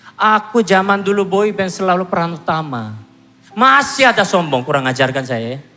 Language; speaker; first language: Indonesian; non-native, fluent; Korean